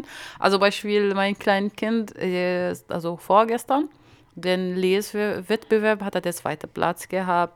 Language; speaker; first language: German; non-native, fluent; Arabic